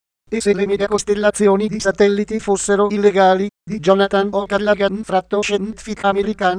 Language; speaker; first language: Italian; native; Italian